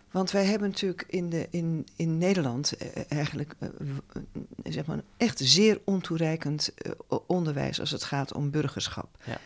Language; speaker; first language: Dutch; native; Dutch